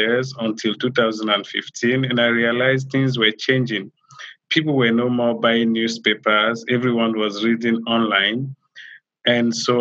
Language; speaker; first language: English; non-native, local second language; French